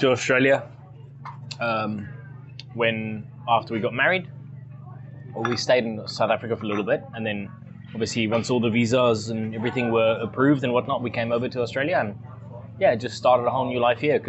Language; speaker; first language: English; non-native, local second language; Afrikaans